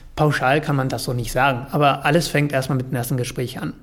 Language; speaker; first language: German; non-native, fluent; Spanish